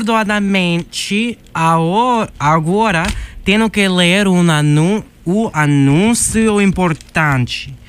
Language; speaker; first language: Portuguese; non-native, learner; English